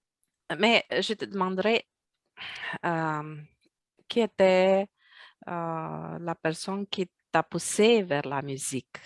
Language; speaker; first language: French; non-native, fluent; Romanian